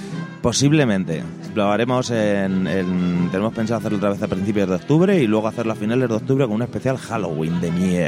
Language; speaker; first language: Spanish; native; Spanish